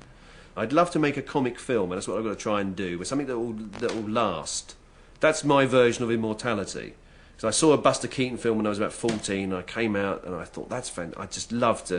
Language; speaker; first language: English; native; English